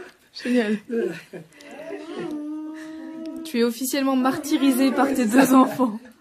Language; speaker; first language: French; native; French